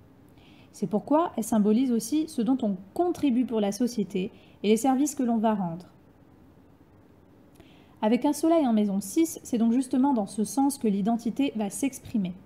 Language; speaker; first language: French; native; French